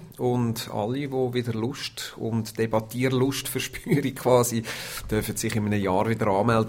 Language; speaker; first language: German; native; German